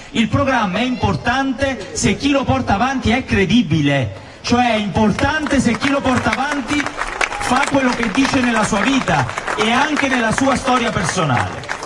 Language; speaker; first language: Italian; native; Italian